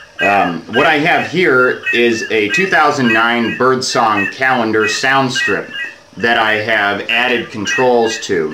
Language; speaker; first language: English; native; English